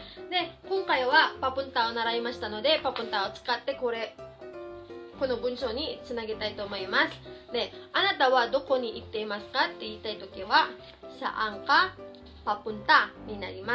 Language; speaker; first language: Japanese; non-native, fluent; Filipino